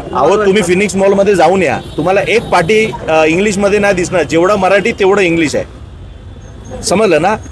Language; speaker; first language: Marathi; non-native, local second language; Gujarati